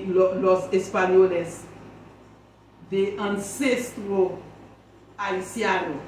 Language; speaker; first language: Spanish; non-native, learner; Haitian Creole